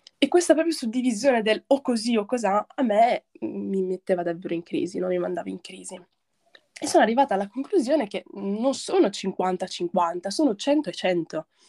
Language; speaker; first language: Italian; early bilingual, other home language; Arabic